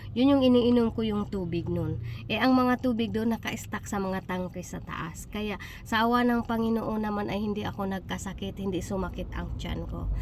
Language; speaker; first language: Filipino; native; Filipino